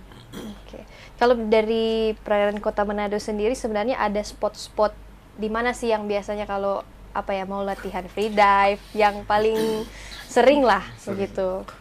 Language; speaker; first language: Indonesian; native; Indonesian